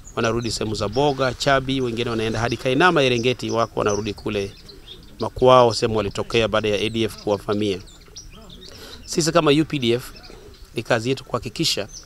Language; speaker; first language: Swahili; non-native, local second language; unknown